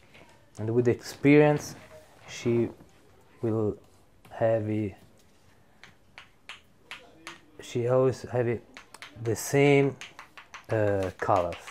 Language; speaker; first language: English; non-native, learner; Italian